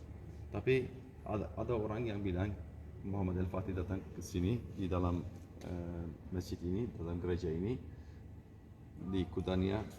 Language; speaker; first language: Indonesian; non-native, learner; Turkish